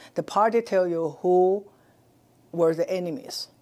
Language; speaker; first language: English; non-native, fluent; Chinese